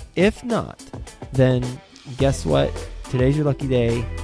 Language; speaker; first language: English; native; English